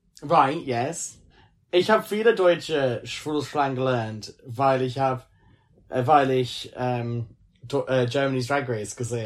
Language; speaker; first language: German; non-native, learner; English